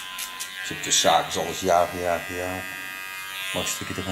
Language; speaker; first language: Dutch; native; Dutch